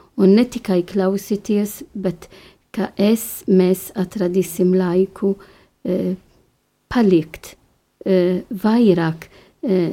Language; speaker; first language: Latvian; non-native, learner; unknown